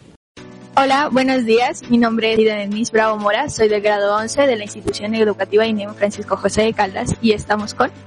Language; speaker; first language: Spanish; native; Spanish